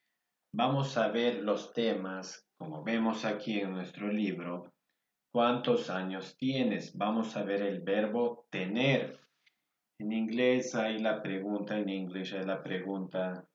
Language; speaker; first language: Spanish; non-native, fluent; English